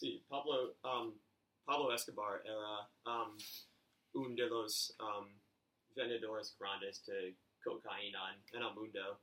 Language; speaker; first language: Spanish; non-native, learner; English